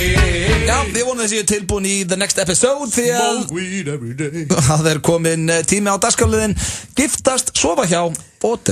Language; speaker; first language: Icelandic; native; Icelandic